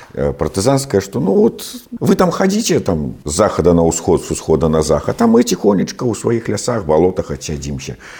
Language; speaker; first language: Belarusian; non-native, local second language; Russian